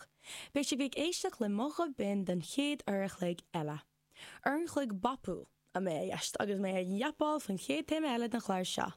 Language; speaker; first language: Irish; non-native, local second language; English